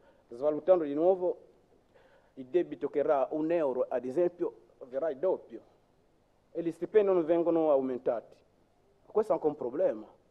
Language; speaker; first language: Italian; non-native, fluent; French